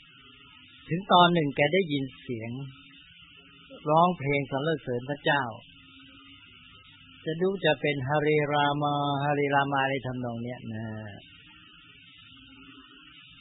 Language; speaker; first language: Thai; native; Thai